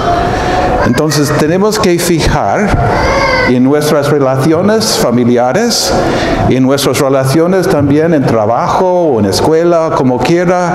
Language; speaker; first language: Spanish; non-native, fluent; English